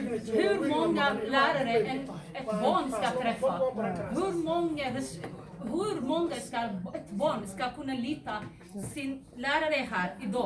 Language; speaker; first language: Swedish; non-native, fluent; Somali